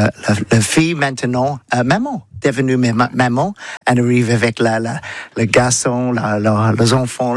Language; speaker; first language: French; non-native, learner; English